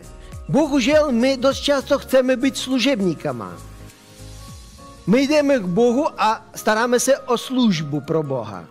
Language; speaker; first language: Czech; non-native, fluent; Russian